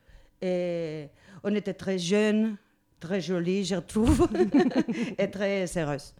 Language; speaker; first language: French; non-native, learner; Spanish